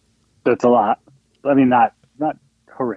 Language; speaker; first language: English; native; English